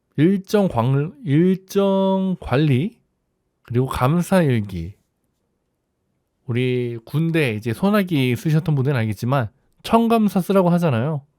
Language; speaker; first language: Korean; native; Korean